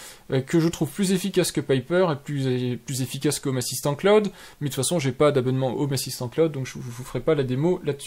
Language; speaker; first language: French; native; French